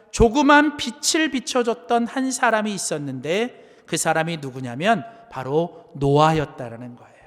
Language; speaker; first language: Korean; native; Korean